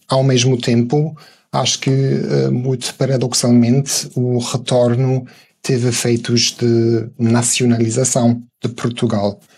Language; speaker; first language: Portuguese; non-native, fluent; German